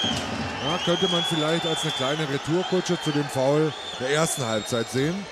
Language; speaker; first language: German; native; German